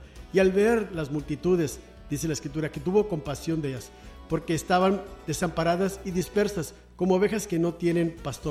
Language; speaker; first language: Spanish; native; Spanish